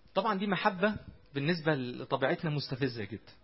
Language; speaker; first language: Arabic; native; Arabic